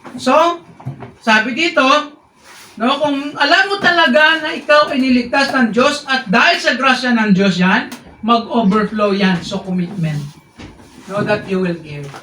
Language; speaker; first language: Filipino; non-native, local second language; Hiligaynon